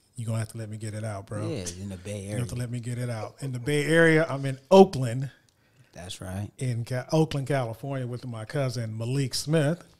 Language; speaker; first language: English; native; English